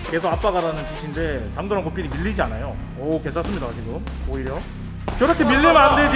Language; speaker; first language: Korean; native; Korean